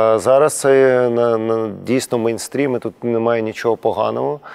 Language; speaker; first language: Ukrainian; native; Ukrainian